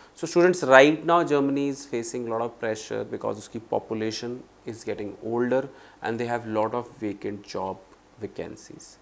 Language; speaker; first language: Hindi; non-native, local second language; Punjabi